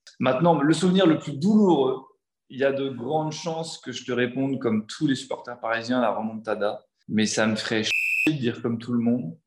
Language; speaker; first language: French; native; French